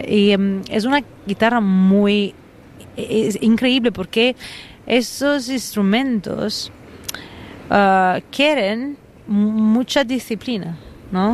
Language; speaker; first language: Spanish; non-native, fluent; Italian